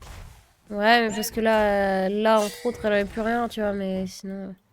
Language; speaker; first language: French; native; French